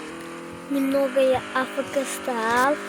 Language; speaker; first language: Russian; non-native, learner; Uzbek